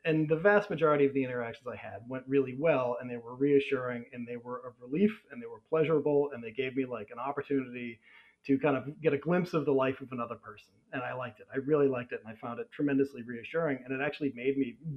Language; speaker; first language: English; native; English